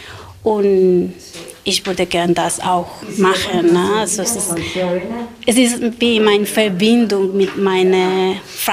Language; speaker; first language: German; non-native, learner; Spanish